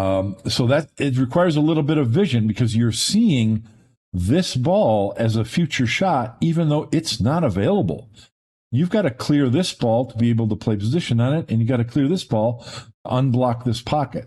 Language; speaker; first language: English; native; English